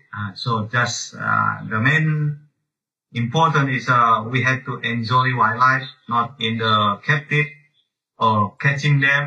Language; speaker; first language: English; non-native, learner; Indonesian